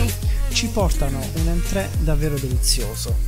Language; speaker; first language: Italian; native; Italian